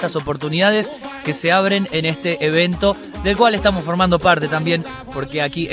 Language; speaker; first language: Spanish; native; Spanish